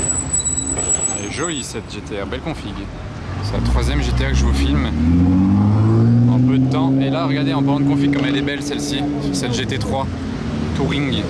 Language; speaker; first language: French; native; French